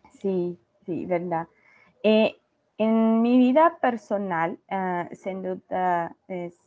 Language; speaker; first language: Spanish; non-native, learner; Portuguese